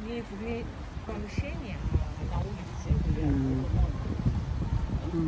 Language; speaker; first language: Russian; non-native, learner; Korean